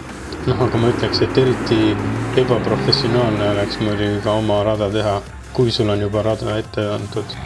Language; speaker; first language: Estonian; native; Estonian